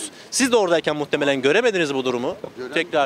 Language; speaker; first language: Turkish; native; Turkish